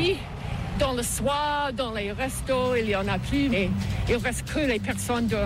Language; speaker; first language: French; non-native, learner; English